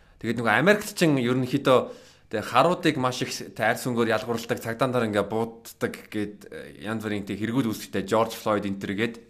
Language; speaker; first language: Mongolian; early bilingual, heritage; Mongolian